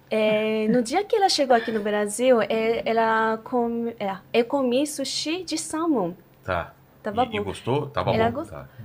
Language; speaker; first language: Portuguese; non-native, fluent; Japanese